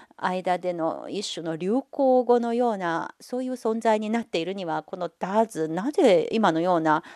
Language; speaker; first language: Japanese; non-native, fluent; Chinese